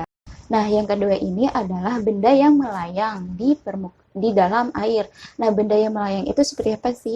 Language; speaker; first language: Indonesian; native; Indonesian